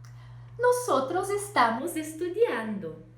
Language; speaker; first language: Spanish; non-native, fluent; Portuguese